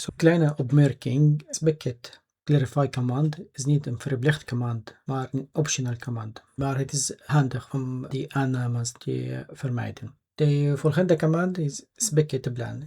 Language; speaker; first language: Dutch; non-native, fluent; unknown